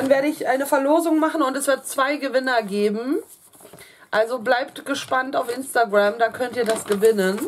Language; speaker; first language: German; native; German